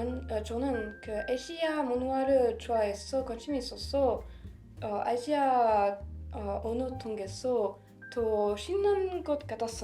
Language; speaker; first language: Korean; non-native, learner; French